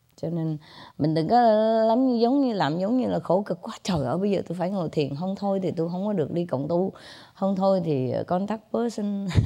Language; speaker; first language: Vietnamese; native; Vietnamese